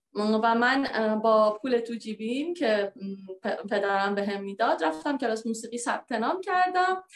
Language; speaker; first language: Persian; native; Persian